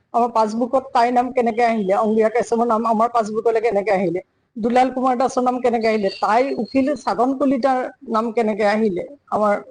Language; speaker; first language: Assamese; native; Assamese